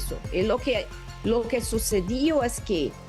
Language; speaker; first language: Spanish; non-native, learner; Portuguese